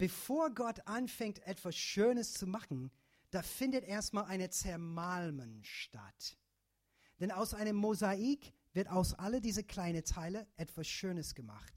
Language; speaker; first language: German; non-native, fluent; English